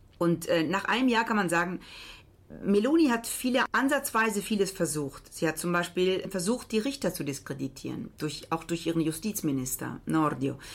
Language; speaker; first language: German; early bilingual, heritage; Italian